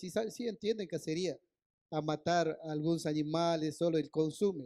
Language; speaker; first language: Spanish; non-native, local second language; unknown